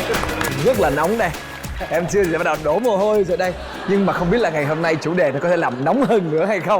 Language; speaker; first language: Vietnamese; native; Vietnamese